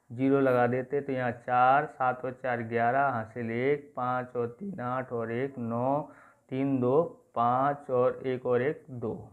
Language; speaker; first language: Hindi; native; Hindi